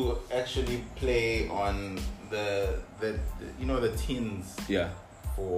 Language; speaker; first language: English; non-native, local second language; Zulu